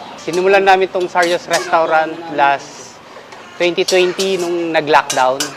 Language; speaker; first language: Filipino; non-native, local second language; Iloko